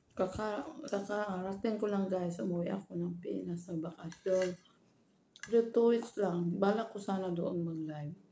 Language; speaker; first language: Filipino; non-native, local second language; Cebuano